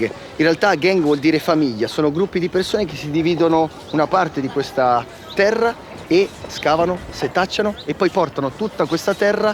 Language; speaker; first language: Italian; native; Italian